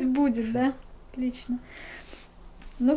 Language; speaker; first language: Russian; native; Russian